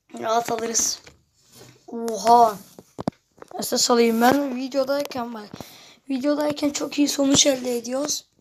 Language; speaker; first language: Turkish; native; Turkish